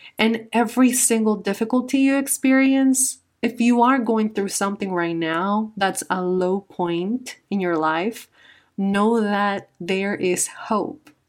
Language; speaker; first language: English; non-native, fluent; Spanish